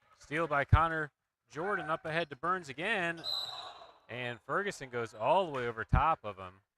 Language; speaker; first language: English; native; English